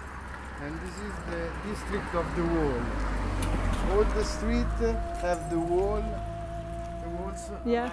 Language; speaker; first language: English; non-native, learner; Italian